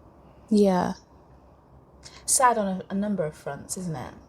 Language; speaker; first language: English; native; English